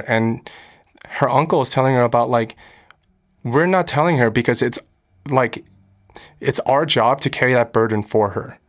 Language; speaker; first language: English; native; English